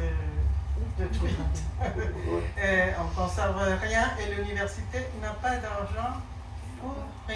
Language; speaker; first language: French; non-native, learner; Spanish